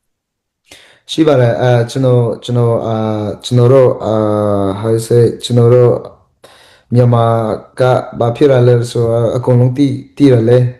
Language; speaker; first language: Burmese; early bilingual, heritage; Burmese